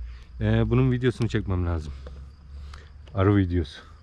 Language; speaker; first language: Turkish; native; Turkish